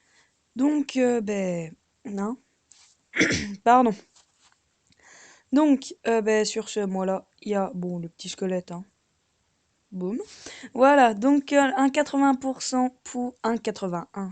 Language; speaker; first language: French; native; French